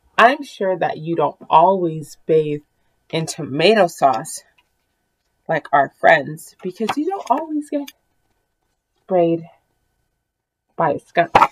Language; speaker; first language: English; early bilingual, other home language; French